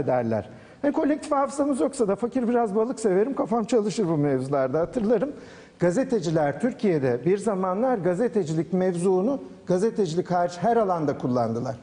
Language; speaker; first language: Turkish; native; Turkish